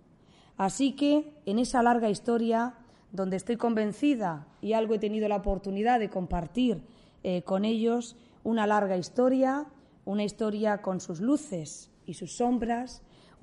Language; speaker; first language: Spanish; native; Spanish